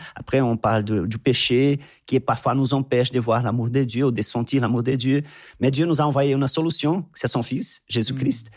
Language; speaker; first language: French; non-native, fluent; Portuguese